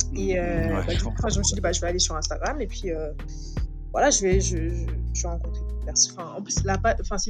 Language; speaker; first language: French; non-native, local second language; Wolof